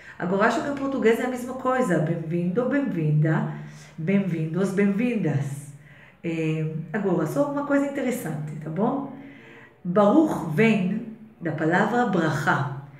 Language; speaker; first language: Portuguese; non-native, fluent; Hebrew